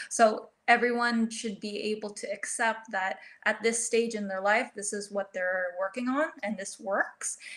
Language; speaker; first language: English; early bilingual, other home language; Filipino